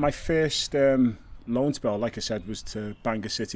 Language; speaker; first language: English; native; English